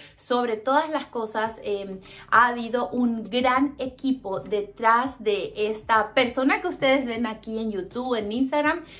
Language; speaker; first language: Spanish; native; Spanish